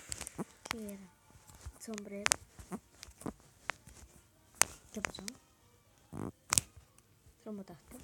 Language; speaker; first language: Spanish; native; Spanish